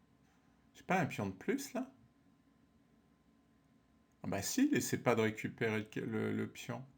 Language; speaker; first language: French; native; French